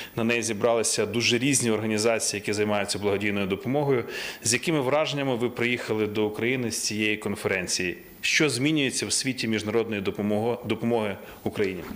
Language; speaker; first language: Ukrainian; native; Ukrainian